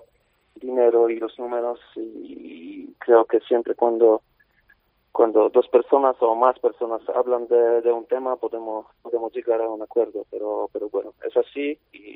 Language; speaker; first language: Spanish; non-native, fluent; Polish